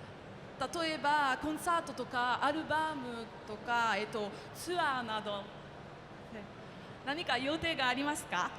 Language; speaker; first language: Japanese; non-native, fluent; French